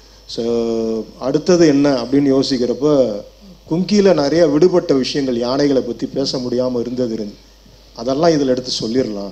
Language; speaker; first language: Tamil; native; Tamil